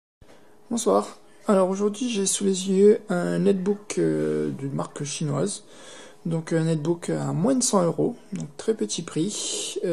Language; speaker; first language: French; native; French